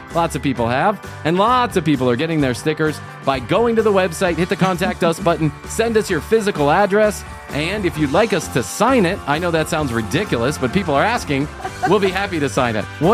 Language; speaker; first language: English; native; English